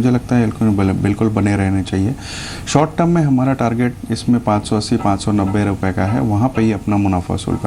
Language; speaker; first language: Hindi; native; Hindi